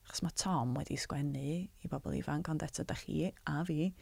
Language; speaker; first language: Welsh; native; Welsh